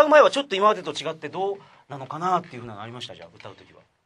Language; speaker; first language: Japanese; native; Japanese